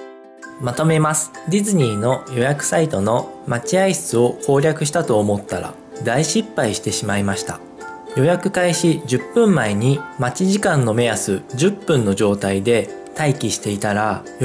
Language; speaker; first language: Japanese; native; Japanese